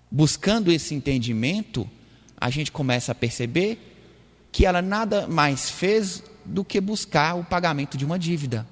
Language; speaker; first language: Portuguese; native; Portuguese